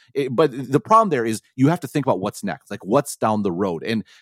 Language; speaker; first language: English; native; English